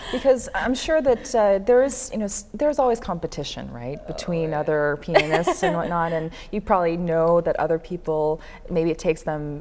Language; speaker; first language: English; native; English